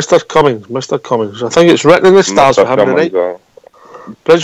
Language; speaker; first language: English; native; English